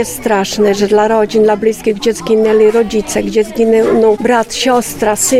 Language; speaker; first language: Polish; native; Polish